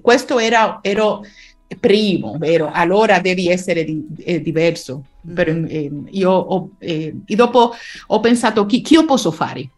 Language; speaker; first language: Italian; non-native, learner; Spanish